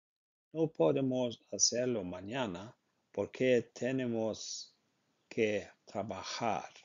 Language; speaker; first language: Spanish; non-native, learner; Icelandic